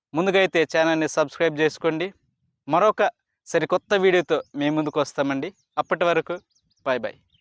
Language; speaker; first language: Telugu; non-native, local second language; Koya